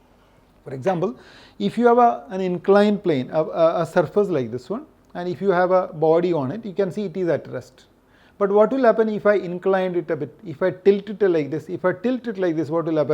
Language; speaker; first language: English; non-native, local second language; Malayalam